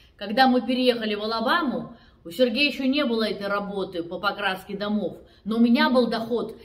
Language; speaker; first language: Russian; native; Russian